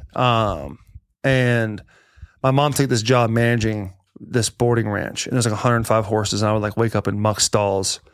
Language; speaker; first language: English; native; English